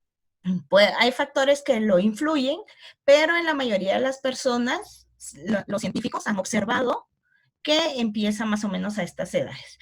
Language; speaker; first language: Spanish; native; Spanish